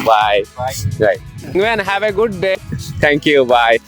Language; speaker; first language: English; non-native, learner; Malayalam